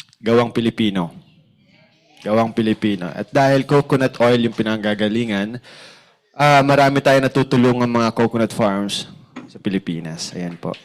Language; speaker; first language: Filipino; native; Filipino